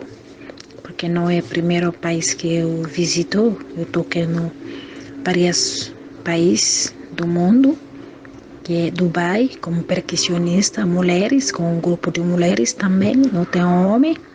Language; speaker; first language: Portuguese; non-native, learner; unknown